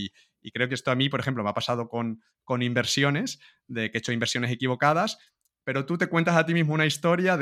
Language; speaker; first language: Spanish; native; Spanish